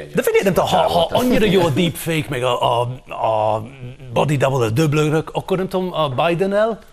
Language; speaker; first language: Hungarian; non-native, fluent; English